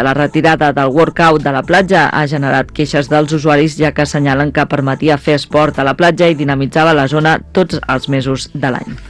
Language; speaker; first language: Catalan; native; Catalan